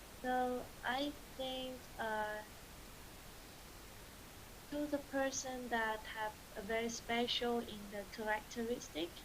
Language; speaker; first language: English; non-native, learner; Vietnamese